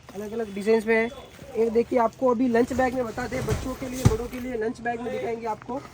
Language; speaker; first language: Hindi; non-native, local second language; Kannada